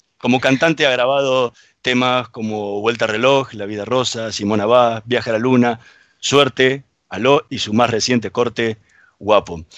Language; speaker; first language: Spanish; native; Spanish